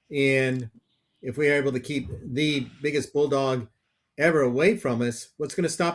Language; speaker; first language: English; native; English